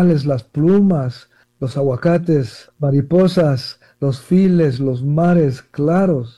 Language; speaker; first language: Spanish; early bilingual, heritage; Spanish